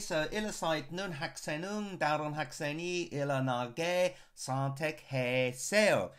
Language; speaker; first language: Korean; non-native, learner; English